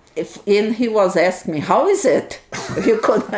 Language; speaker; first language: English; non-native, learner; Portuguese